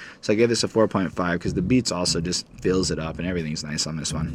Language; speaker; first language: English; native; English